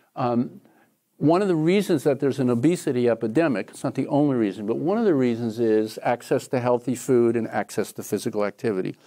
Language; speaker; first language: English; native; English